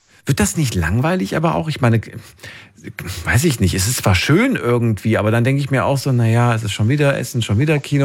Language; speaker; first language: German; native; German